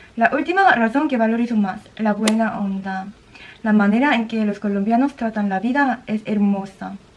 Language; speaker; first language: Spanish; non-native, fluent; Korean